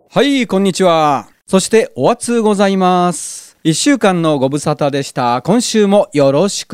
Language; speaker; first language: Japanese; native; Japanese